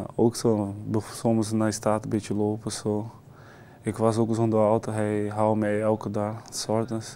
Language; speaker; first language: Dutch; non-native, learner; Portuguese